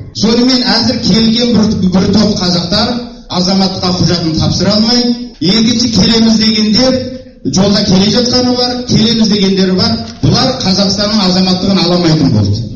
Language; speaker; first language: Kazakh; early bilingual, heritage; Kazakh